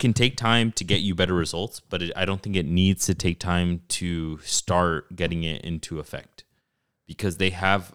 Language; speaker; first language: English; early bilingual, other home language; Spanish